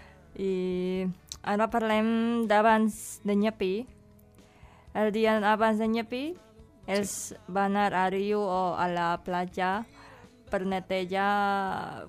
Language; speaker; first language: Catalan; non-native, learner; Indonesian